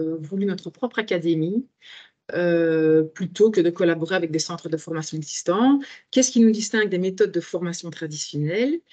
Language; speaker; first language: French; native; French